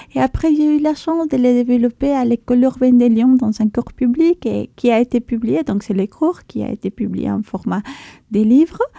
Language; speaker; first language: French; non-native, fluent; Spanish